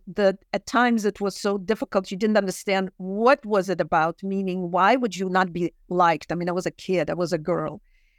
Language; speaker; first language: English; non-native, fluent; Russian